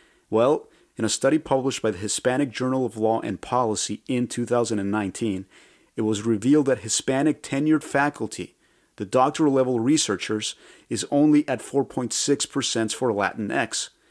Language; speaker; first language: English; early bilingual, other home language; Spanish